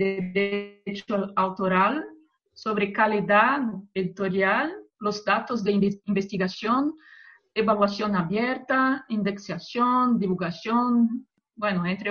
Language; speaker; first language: Spanish; non-native, fluent; Portuguese